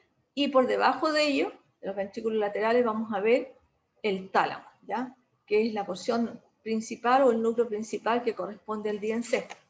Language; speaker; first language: Spanish; native; Spanish